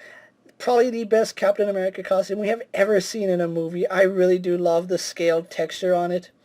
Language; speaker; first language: English; native; English